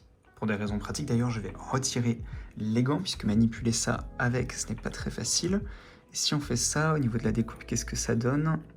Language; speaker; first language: French; native; French